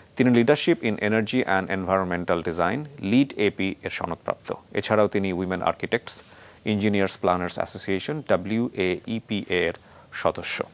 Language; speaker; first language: Bangla; native; Bangla